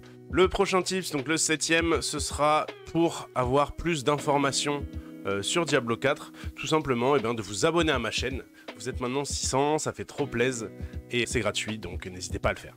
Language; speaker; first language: French; native; French